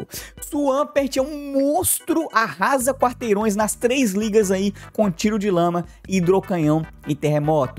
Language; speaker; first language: Portuguese; native; Portuguese